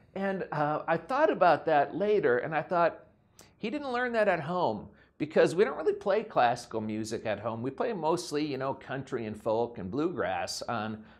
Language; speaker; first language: English; native; English